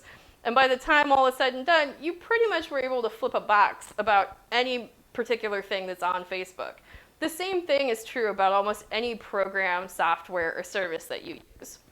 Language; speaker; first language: English; native; English